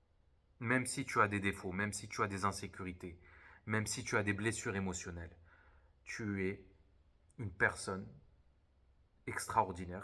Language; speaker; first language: French; native; French